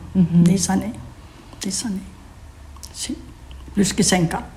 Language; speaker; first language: French; non-native, fluent; Spanish